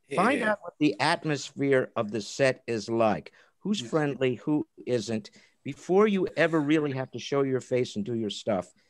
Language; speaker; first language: English; native; English